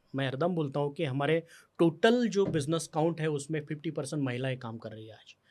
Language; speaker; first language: Hindi; non-native, local second language; Marathi